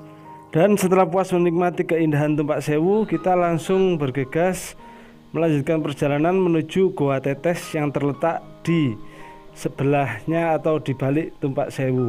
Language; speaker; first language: Indonesian; native; Indonesian